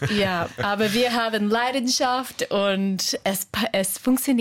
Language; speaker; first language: German; non-native, fluent; English